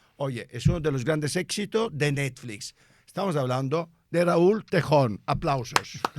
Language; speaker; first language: Spanish; non-native, fluent; Italian